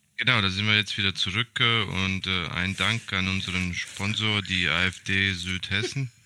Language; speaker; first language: German; early bilingual, other home language; Serbian